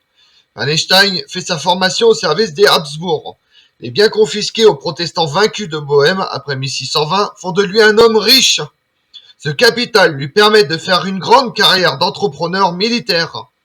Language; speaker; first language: French; native; French